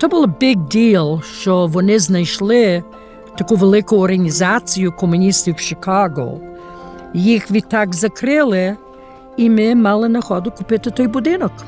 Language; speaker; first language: Ukrainian; early bilingual, heritage; Ukrainian